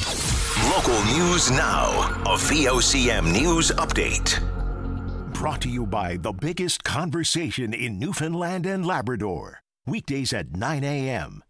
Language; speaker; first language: English; native; English